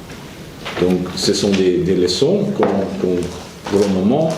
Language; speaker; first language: French; non-native, learner; Dutch